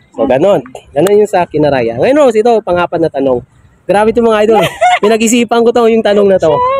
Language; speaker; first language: Filipino; non-native, local second language; Kinaray-a